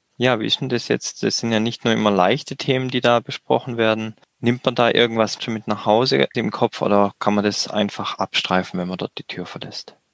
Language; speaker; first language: German; native; German